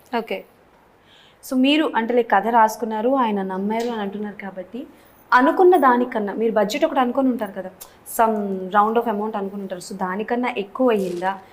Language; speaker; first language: Telugu; native; Telugu